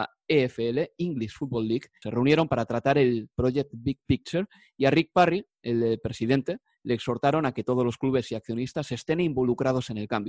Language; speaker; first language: Spanish; native; Spanish